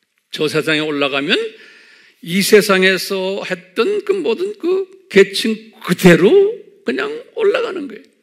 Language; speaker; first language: Korean; native; Korean